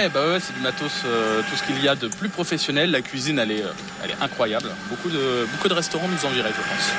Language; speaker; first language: French; native; French